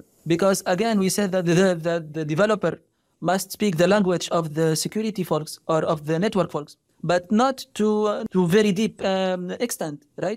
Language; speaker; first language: English; non-native, fluent; Arabic